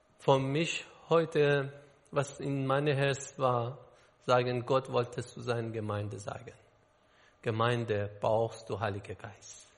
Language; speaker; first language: German; non-native, learner; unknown